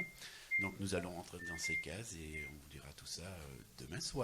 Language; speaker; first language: French; native; French